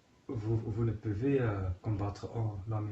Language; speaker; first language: French; non-native, learner; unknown